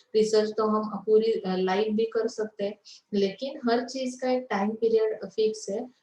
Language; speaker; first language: Hindi; non-native, local second language; Marathi